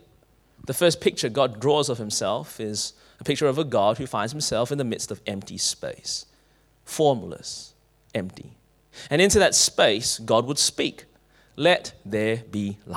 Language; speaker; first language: English; native; English